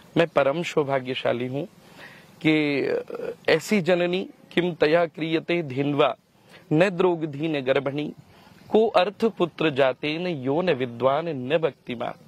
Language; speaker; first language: Hindi; native; Hindi